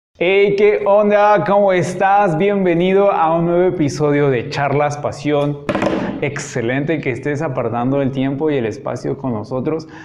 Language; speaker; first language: Spanish; native; Spanish